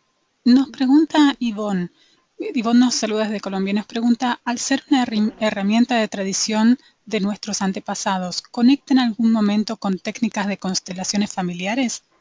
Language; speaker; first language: Spanish; native; Spanish